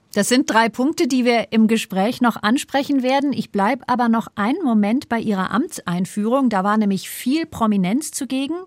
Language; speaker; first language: German; native; German